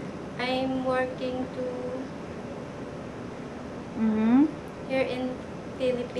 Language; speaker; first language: English; non-native, learner; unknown